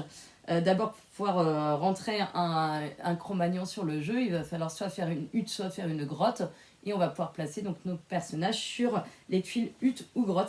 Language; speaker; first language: French; native; French